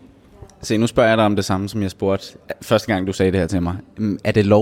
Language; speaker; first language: Danish; native; Danish